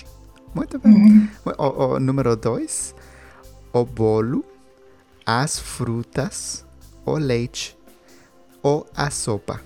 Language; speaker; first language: Portuguese; non-native, learner; Spanish